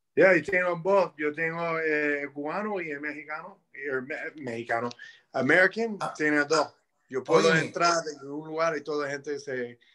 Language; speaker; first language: Spanish; early bilingual, heritage; Spanish